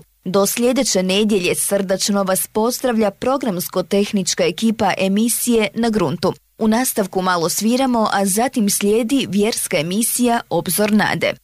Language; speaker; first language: Serbian; native; Serbian